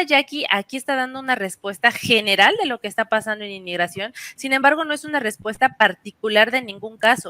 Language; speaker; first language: Spanish; native; Spanish